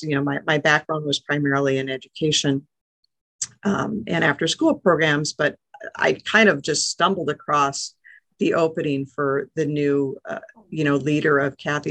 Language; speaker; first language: English; native; English